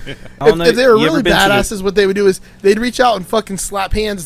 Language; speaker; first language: English; native; English